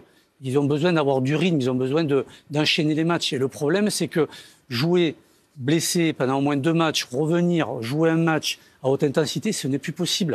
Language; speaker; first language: French; native; French